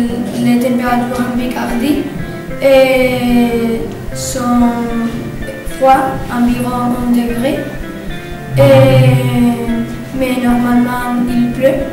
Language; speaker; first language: French; non-native, learner; Spanish